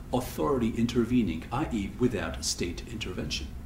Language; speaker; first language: English; non-native, fluent; French